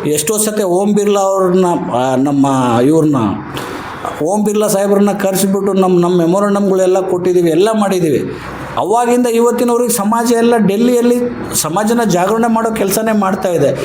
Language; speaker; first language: Kannada; non-native, local second language; Lambadi